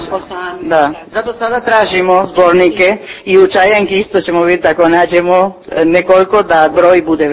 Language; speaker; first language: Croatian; early bilingual, heritage; Croatian